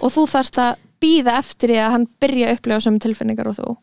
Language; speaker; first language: Icelandic; native; Icelandic